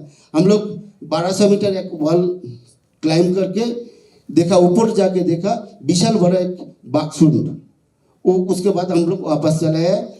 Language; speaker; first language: Hindi; non-native, local second language; Bangla